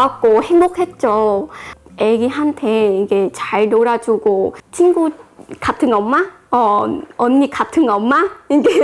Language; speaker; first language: Korean; non-native, fluent; Vietnamese